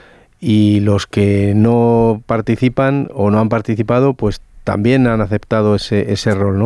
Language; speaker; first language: Spanish; native; Spanish